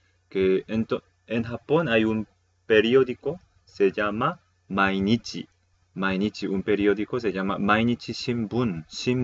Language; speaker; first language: Spanish; non-native, fluent; Korean